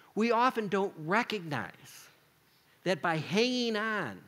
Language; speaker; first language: English; native; English